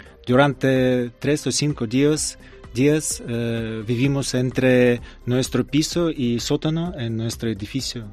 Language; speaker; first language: Spanish; non-native, learner; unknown